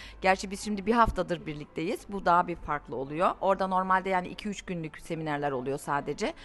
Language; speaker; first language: Turkish; early bilingual, heritage; Turkish